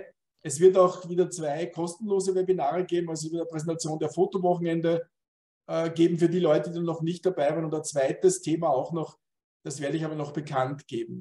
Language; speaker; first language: German; native; German